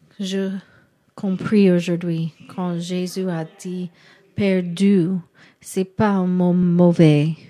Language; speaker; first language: French; non-native, learner; English